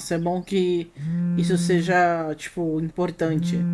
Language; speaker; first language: Portuguese; native; Portuguese